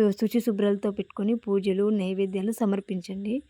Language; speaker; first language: Telugu; native; Telugu